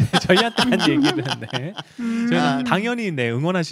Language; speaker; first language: Korean; native; Korean